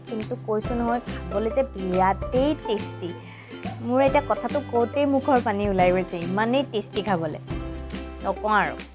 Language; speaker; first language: Assamese; native; Assamese